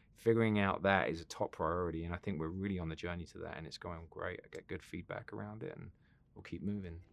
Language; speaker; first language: English; native; English